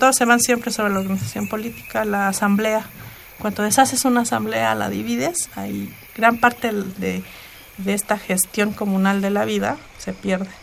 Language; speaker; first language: Spanish; non-native, local second language; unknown